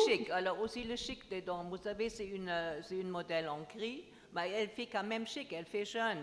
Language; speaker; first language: French; non-native, learner; German